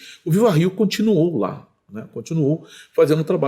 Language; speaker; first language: Portuguese; native; Portuguese